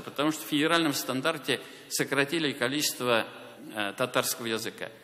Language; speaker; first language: Russian; native; Russian